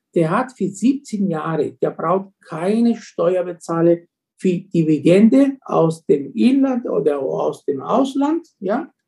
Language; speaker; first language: German; non-native, fluent; Greek